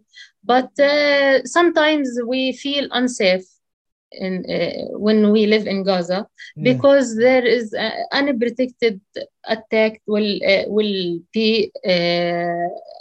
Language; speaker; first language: English; non-native, learner; Arabic